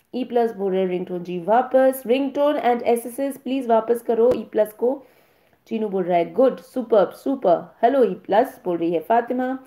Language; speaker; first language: Hindi; non-native, local second language; Bangla